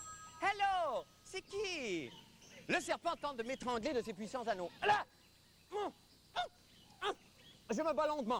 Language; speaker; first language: French; native; French